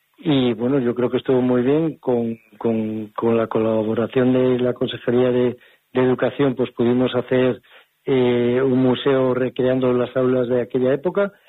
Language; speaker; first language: Spanish; native; Spanish